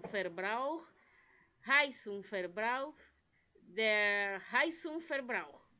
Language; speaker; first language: German; non-native, learner; Spanish